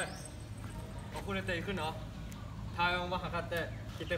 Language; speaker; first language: Japanese; non-native, learner; Thai